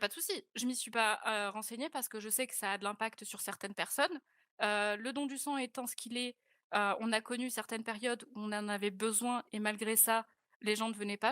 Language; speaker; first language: French; native; French